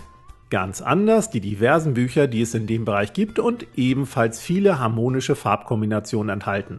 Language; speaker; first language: German; native; German